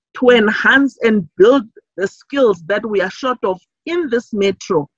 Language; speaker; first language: English; non-native, local second language; Southern Sotho